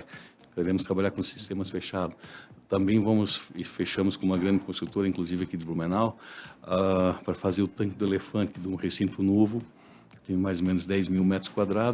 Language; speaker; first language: Portuguese; native; Portuguese